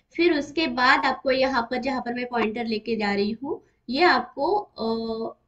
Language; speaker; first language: Hindi; non-native, local second language; Marathi